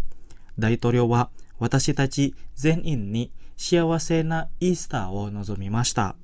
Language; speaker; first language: Japanese; non-native, fluent; Indonesian